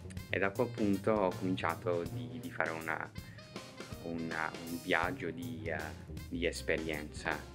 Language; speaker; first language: Italian; non-native, fluent; English